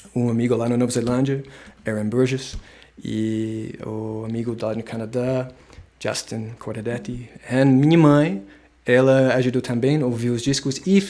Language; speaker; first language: Portuguese; non-native, fluent; English